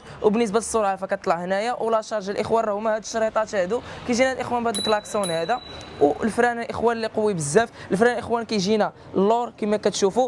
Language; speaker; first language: Arabic; native; Arabic